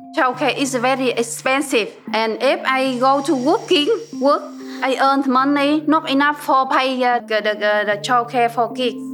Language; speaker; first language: English; non-native, learner; Vietnamese